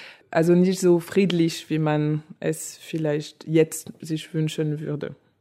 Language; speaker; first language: German; non-native, fluent; French